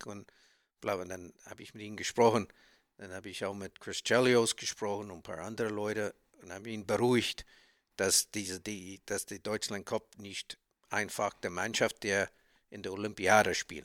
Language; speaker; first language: German; non-native, learner; English